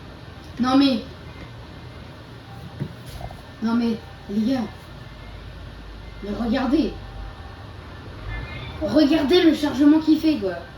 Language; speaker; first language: French; native; French